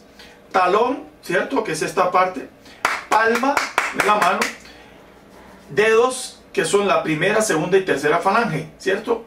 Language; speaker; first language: Spanish; native; Spanish